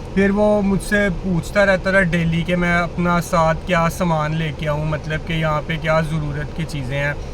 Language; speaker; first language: Urdu; non-native, local second language; Punjabi